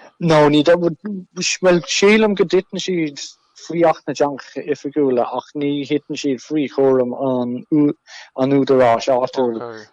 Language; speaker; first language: Irish; non-native, local second language; English